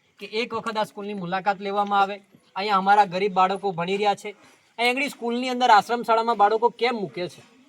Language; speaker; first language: Gujarati; non-native, local second language; Rathawi